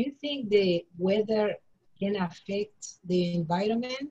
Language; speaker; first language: English; non-native, learner; Spanish